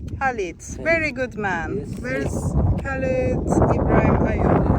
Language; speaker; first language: English; non-native, learner; Turkish